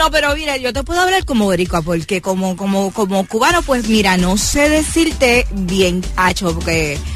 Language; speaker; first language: Spanish; native; Spanish